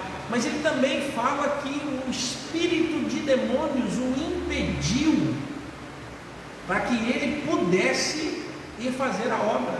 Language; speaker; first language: Portuguese; native; Portuguese